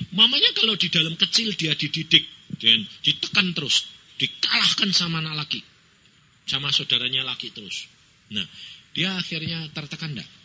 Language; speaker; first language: Indonesian; native; Indonesian